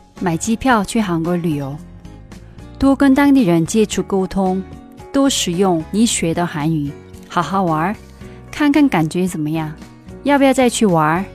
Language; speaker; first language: Chinese; non-native, fluent; Korean